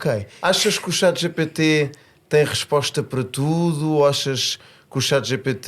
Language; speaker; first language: Portuguese; native; Portuguese